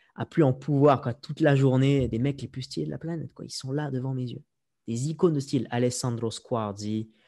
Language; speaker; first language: French; native; French